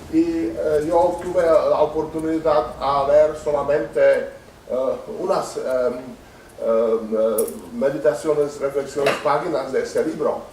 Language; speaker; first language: Spanish; non-native, learner; Czech